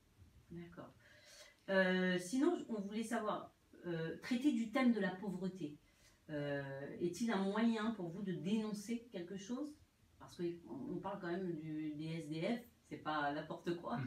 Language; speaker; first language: French; native; French